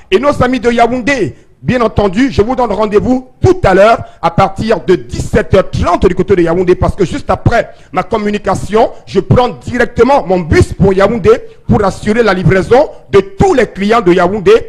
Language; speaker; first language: French; non-native, local second language; Duala